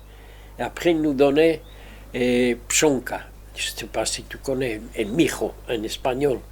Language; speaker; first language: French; non-native, fluent; Spanish